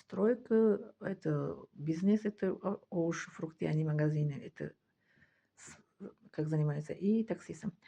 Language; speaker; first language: Russian; non-native, fluent; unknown